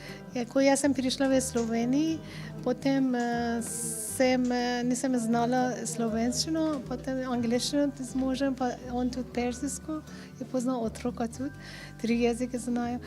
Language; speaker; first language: Slovenian; non-native, learner; Persian